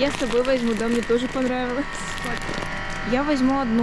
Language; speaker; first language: Russian; native; Russian